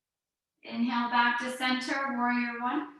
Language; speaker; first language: English; native; English